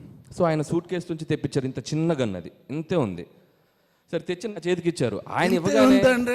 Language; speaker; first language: Telugu; native; Telugu